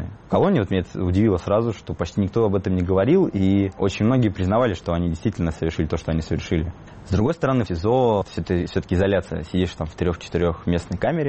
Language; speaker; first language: Russian; native; Russian